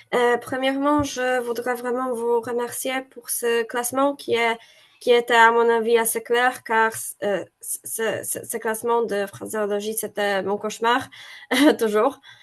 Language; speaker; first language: French; non-native, fluent; Polish